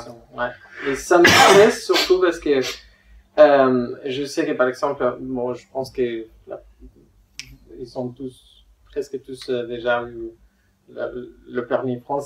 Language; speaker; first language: French; non-native, fluent; Spanish